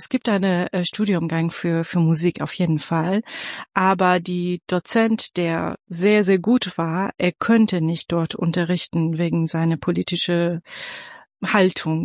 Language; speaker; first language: German; non-native, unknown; Persian